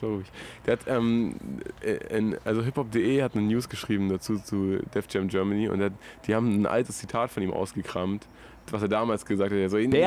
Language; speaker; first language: German; native; German